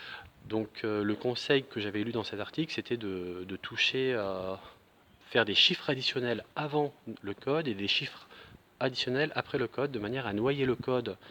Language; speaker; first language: French; native; French